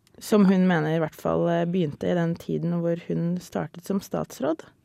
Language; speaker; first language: Norwegian; native; Norwegian